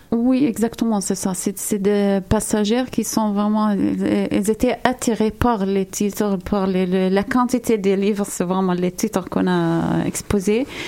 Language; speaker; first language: French; non-native, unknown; Arabic